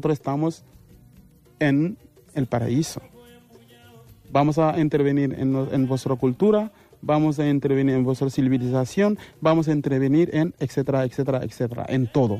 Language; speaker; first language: Spanish; non-native, fluent; Wolof